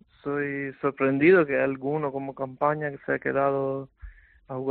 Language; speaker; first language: Spanish; non-native, fluent; Albanian